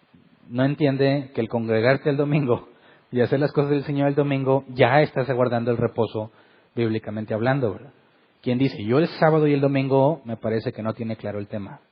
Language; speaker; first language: Spanish; native; Spanish